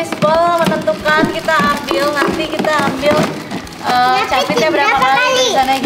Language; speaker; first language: Indonesian; native; Indonesian